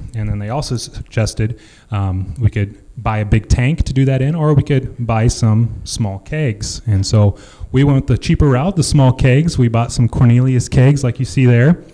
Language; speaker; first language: English; native; English